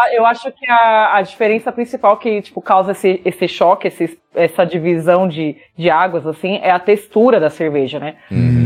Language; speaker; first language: Portuguese; native; Portuguese